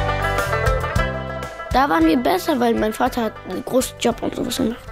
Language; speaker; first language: German; early bilingual, other home language; Pashto